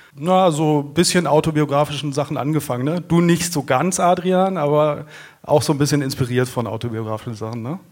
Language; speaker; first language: German; native; German